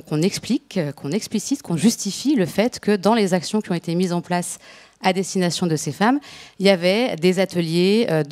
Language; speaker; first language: French; native; French